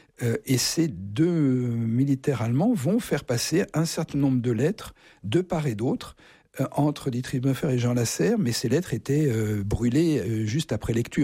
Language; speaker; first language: French; native; French